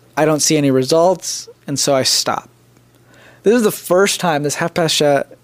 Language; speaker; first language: English; native; English